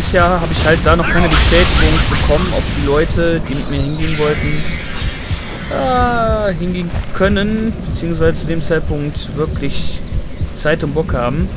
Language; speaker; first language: German; native; German